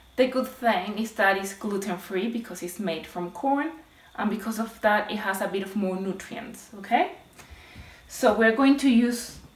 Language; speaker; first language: English; non-native, fluent; Spanish